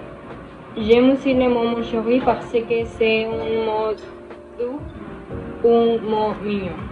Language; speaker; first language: French; non-native, learner; Spanish